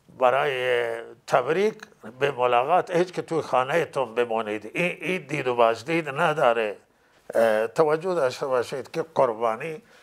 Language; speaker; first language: Persian; non-native, local second language; Baluchi